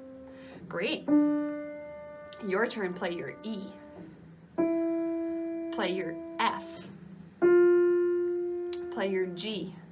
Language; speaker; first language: English; native; English